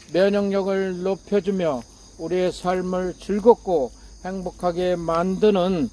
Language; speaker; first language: Korean; native; Korean